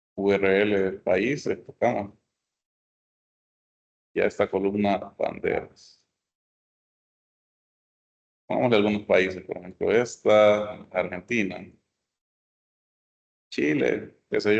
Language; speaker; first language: Spanish; native; Spanish